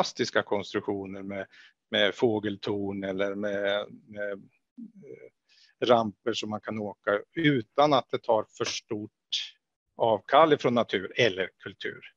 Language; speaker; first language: Swedish; native; Swedish